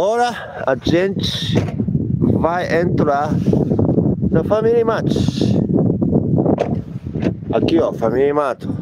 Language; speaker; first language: Portuguese; non-native, learner; Japanese